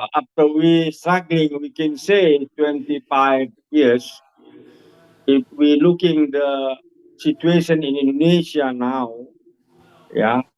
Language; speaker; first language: English; non-native, learner; Indonesian